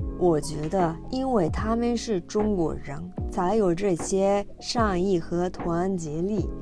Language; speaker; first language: Chinese; non-native, fluent; Japanese